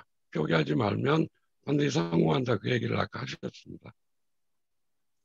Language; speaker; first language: Korean; native; Korean